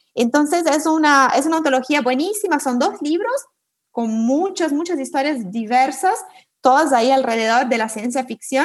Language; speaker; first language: Spanish; non-native, fluent; Portuguese